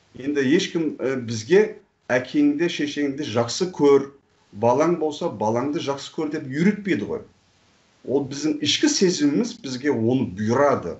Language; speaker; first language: Kazakh; non-native, fluent; Turkish